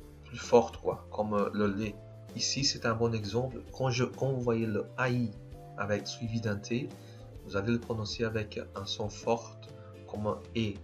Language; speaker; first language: French; non-native, fluent; Portuguese